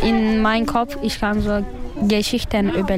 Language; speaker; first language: German; non-native, learner; Turkish